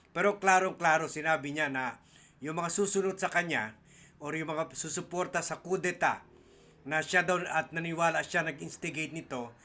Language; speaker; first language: Filipino; non-native, local second language; Chavacano